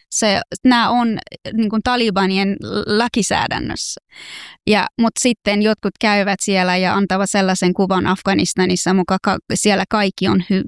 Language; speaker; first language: Finnish; non-native, fluent; Persian